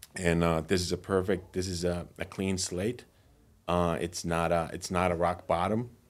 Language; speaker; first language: English; non-native, fluent; Finnish